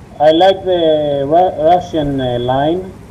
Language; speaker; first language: English; non-native, learner; Greek